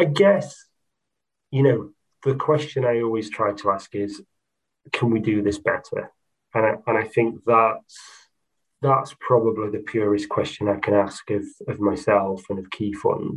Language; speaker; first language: English; native; English